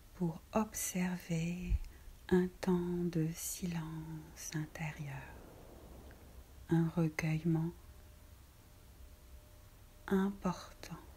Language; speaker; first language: French; native; French